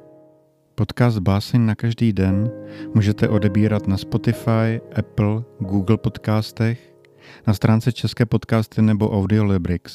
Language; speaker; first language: Czech; native; Czech